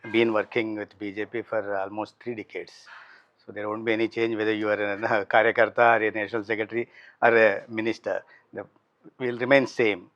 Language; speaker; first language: English; non-native, local second language; Telugu